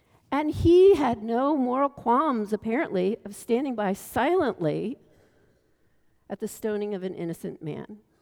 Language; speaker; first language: English; native; English